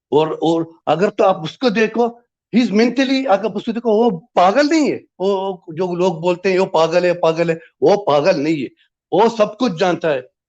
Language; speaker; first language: Hindi; non-native, fluent; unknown